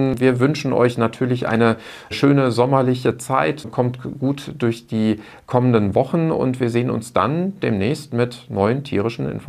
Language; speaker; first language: German; native; German